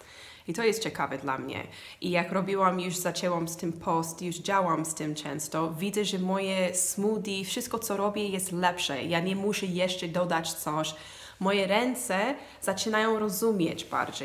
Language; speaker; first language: Polish; non-native, fluent; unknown